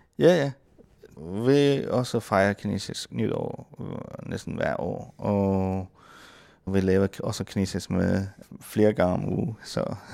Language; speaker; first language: Danish; non-native, fluent; Chinese